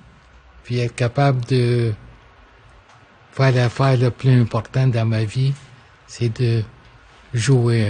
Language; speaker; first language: French; non-native, fluent; English